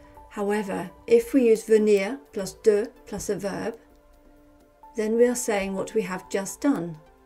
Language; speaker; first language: English; native; English